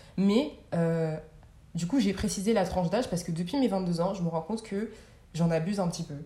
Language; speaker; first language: French; native; French